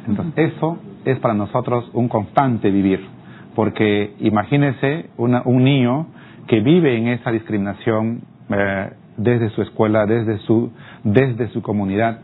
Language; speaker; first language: Spanish; non-native, local second language; Aymara